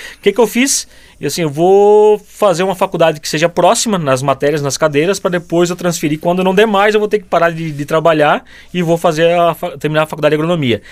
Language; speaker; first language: Portuguese; native; Portuguese